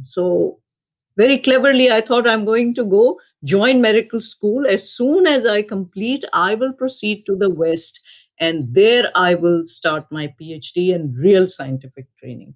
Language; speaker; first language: English; non-native, local second language; Urdu